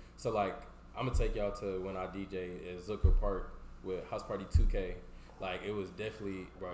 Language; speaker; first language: English; native; English